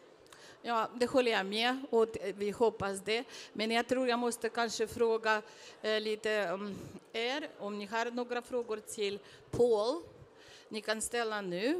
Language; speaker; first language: Swedish; non-native, fluent; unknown